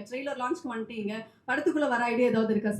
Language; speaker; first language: Tamil; native; Tamil